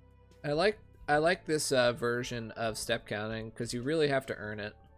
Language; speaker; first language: English; native; English